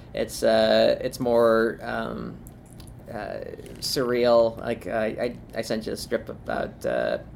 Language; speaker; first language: English; native; English